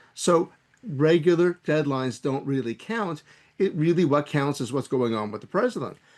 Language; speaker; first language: English; native; English